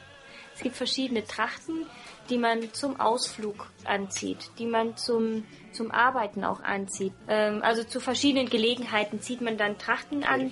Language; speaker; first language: German; early bilingual, other home language; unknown